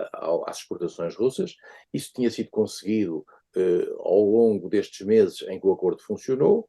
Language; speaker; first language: Portuguese; native; Portuguese